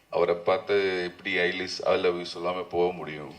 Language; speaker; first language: Tamil; non-native, learner; Malayalam